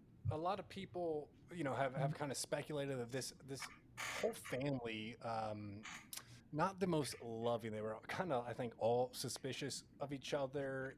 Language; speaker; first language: English; native; English